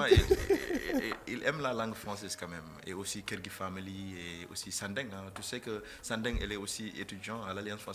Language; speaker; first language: French; non-native, fluent; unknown